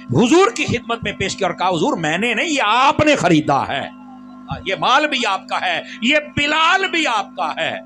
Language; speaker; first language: Urdu; non-native, local second language; Punjabi